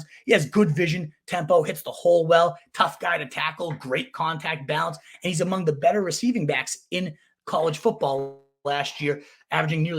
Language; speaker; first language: English; native; English